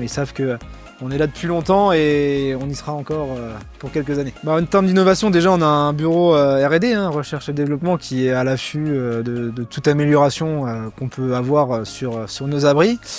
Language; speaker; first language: French; native; French